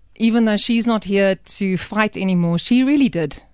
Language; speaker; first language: English; non-native, local second language; Afrikaans